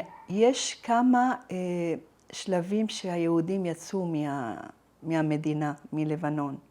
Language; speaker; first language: Hebrew; non-native, fluent; Arabic